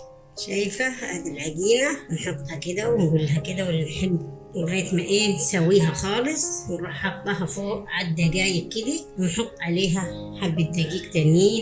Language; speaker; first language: Arabic; native; Arabic